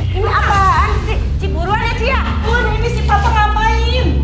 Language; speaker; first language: Indonesian; native; Indonesian